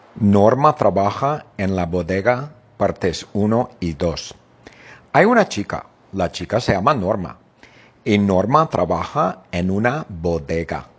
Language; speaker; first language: Spanish; non-native, fluent; English